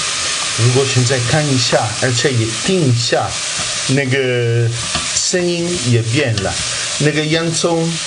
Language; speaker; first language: Chinese; non-native, fluent; Italian